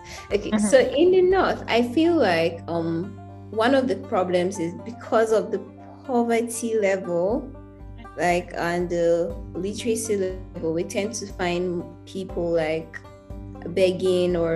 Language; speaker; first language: English; non-native, local second language; Hausa